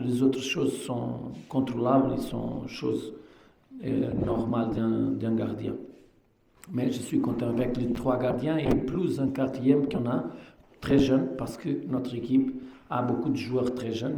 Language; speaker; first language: French; non-native, fluent; Portuguese